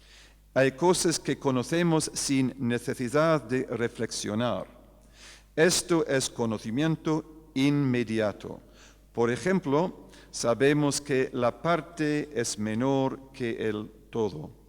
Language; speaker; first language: Spanish; non-native, fluent; English